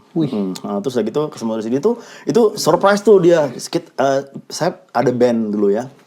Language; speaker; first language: Indonesian; native; Indonesian